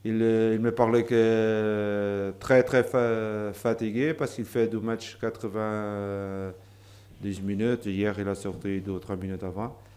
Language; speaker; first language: French; non-native, learner; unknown